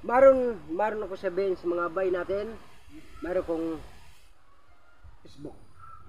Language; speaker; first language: Filipino; non-native, local second language; Cebuano